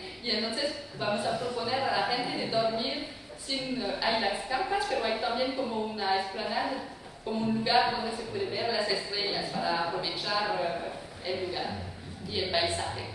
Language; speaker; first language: Spanish; non-native, fluent; French